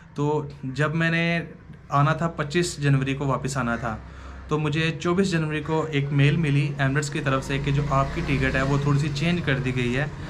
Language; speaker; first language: Urdu; non-native, local second language; Punjabi